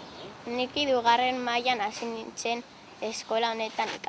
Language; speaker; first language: Basque; non-native, local second language; Spanish